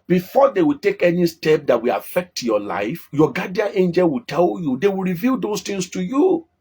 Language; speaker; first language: English; non-native, local second language; Yoruba